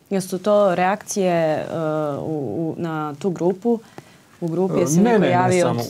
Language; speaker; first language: Serbian; native; Serbian